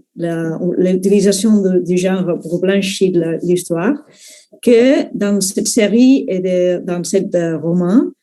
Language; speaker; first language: French; non-native, fluent; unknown